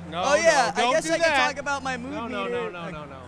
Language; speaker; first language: English; native; English